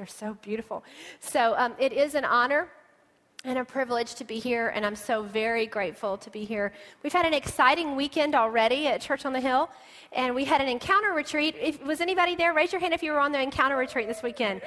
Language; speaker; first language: English; native; English